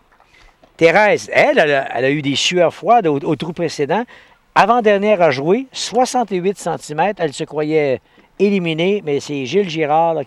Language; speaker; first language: French; native; French